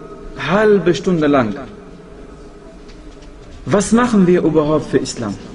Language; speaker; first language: German; non-native, fluent; Arabic